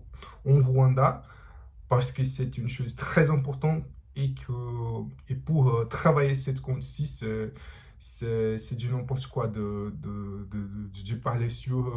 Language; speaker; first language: French; non-native, learner; Portuguese